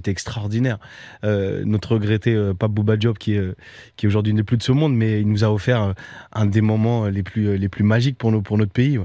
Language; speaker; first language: French; native; French